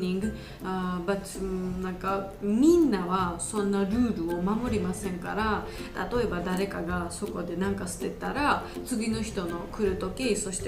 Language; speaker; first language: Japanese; non-native, learner; Georgian